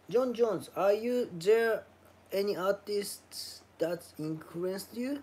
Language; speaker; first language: English; non-native, learner; Japanese